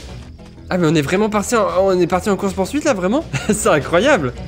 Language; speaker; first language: French; native; French